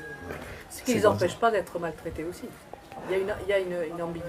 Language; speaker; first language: French; native; French